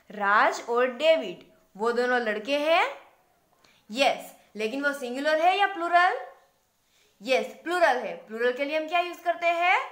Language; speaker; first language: Hindi; non-native, local second language; Gujarati